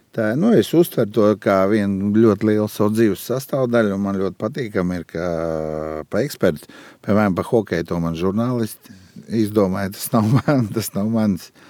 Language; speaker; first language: Latvian; native; Latvian